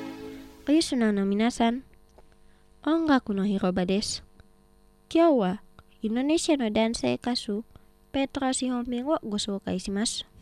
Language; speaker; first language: Japanese; non-native, fluent; Indonesian